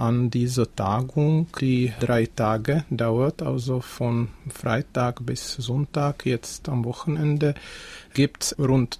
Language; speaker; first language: German; non-native, fluent; Czech